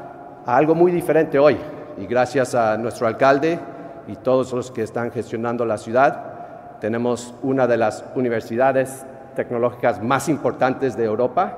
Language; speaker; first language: Spanish; non-native, fluent; English